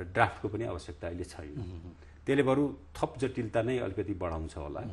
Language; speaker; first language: Nepali; non-native, local second language; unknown